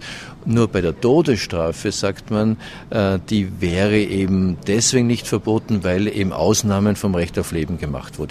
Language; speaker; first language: German; native; German